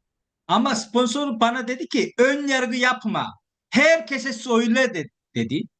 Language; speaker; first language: Turkish; non-native, fluent; Korean